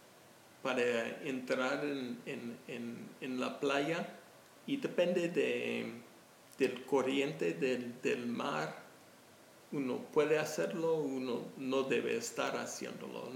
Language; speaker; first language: Spanish; non-native, fluent; English